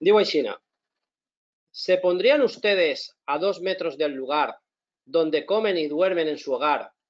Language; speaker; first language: Spanish; non-native, local second language; Catalan